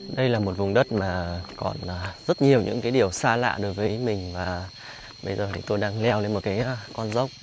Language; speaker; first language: Vietnamese; native; Vietnamese